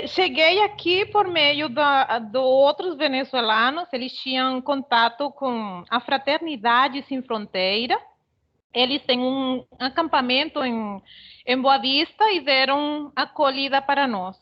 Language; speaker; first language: Portuguese; non-native, fluent; Spanish